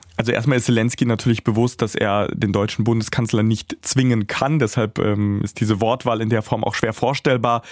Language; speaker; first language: German; early bilingual, other home language; Russian